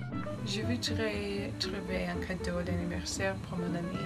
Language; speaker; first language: French; non-native, learner; English